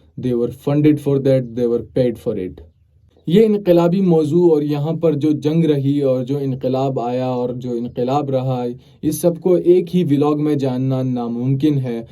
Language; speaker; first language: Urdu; non-native, local second language; Pashto